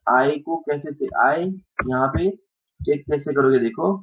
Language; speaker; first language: Hindi; non-native, local second language; Marathi